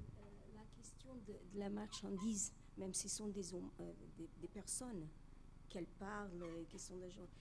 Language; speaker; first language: French; non-native, fluent; Portuguese